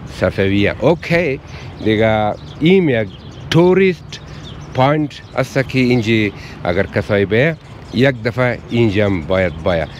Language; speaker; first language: Persian; native; Persian